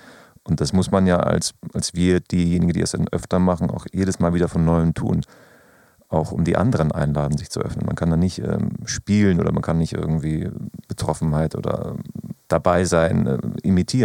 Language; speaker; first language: German; native; German